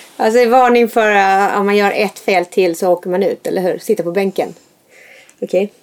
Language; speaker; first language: Swedish; native; Swedish